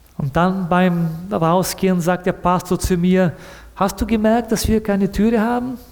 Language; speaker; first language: German; early bilingual, heritage; German